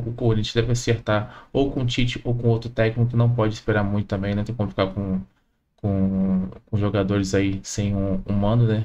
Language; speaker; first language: Portuguese; native; Portuguese